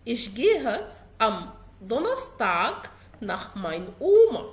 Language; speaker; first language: German; non-native, fluent; Arabic